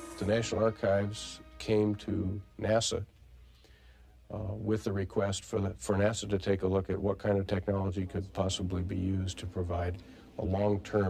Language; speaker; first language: English; native; English